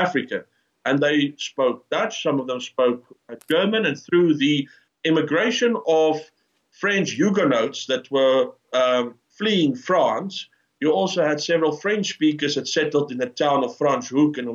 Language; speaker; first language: English; non-native, local second language; Afrikaans